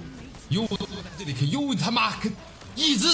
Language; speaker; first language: Chinese; native; Chinese